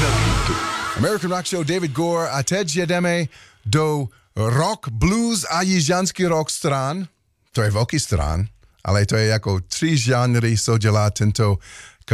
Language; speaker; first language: Czech; non-native, learner; English